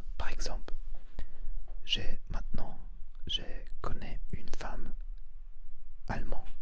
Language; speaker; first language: French; non-native, learner; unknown